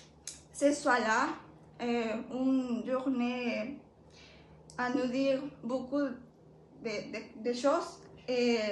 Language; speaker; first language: French; non-native, learner; Spanish